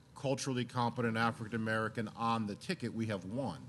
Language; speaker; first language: English; native; English